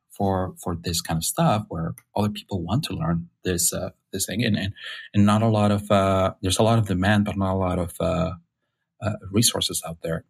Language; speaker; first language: English; non-native, fluent; Spanish